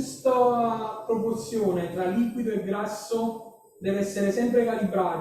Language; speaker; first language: Italian; native; Italian